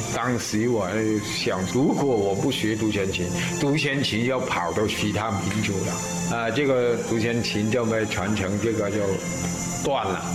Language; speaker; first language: Chinese; native; Chinese